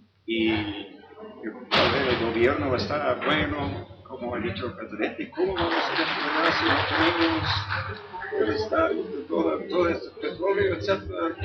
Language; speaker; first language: Spanish; non-native, fluent; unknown